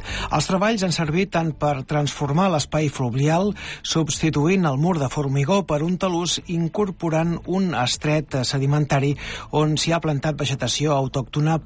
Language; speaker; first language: Catalan; native; Catalan